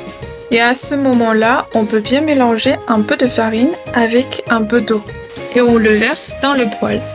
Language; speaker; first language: French; non-native, fluent; Chinese